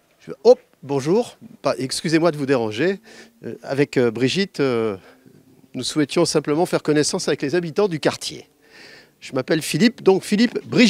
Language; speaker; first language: French; native; French